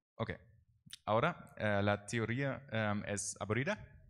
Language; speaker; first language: Spanish; non-native, learner; German